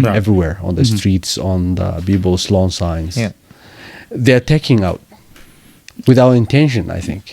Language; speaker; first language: English; non-native, fluent; Somali